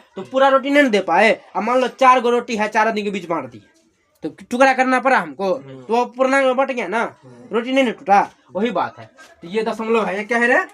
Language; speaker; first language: Hindi; native; Hindi